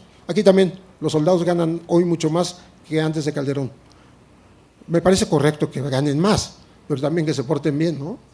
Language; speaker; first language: Spanish; native; Spanish